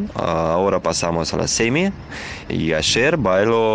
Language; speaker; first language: Spanish; non-native, learner; Russian